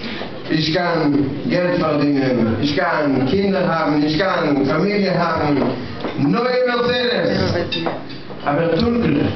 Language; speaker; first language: German; non-native, learner; Russian